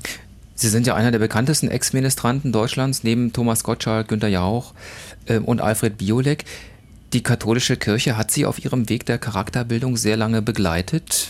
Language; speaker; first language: German; native; German